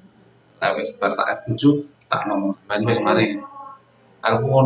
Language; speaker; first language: Indonesian; non-native, local second language; Javanese